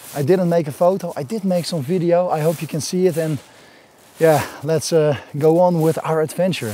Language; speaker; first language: English; non-native, fluent; Dutch